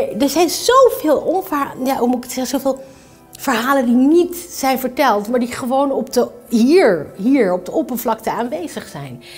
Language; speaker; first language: Dutch; early bilingual, other home language; Spanish